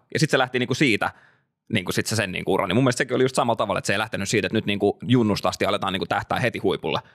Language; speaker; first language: Finnish; native; Finnish